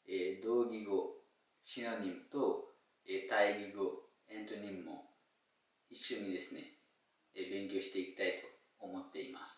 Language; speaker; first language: Japanese; non-native, fluent; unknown